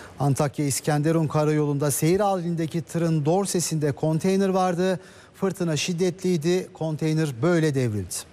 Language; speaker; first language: Turkish; native; Turkish